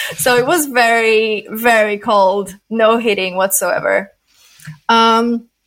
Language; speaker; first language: English; non-native, fluent; Polish